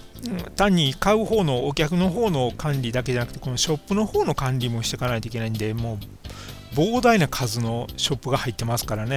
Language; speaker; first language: Japanese; native; Japanese